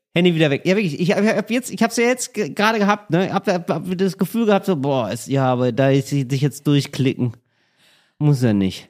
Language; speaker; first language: German; native; German